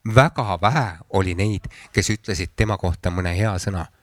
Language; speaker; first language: Estonian; native; Estonian